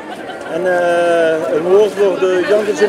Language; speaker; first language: Dutch; non-native, learner; French